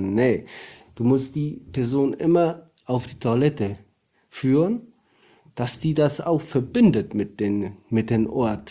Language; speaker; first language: German; non-native, learner; Polish